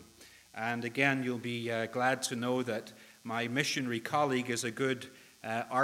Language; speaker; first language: English; native; English